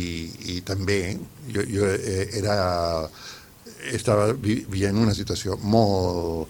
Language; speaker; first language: Catalan; non-native, fluent; Spanish